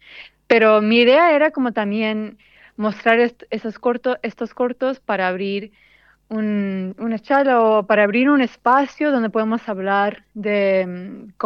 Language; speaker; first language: Spanish; early bilingual, heritage; Spanish